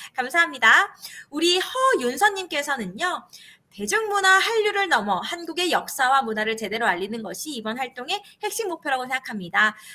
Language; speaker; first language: Korean; native; Korean